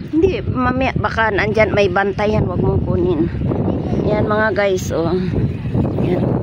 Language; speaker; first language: Filipino; native; Filipino